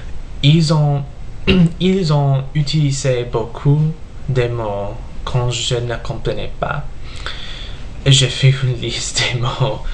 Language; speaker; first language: French; non-native, learner; English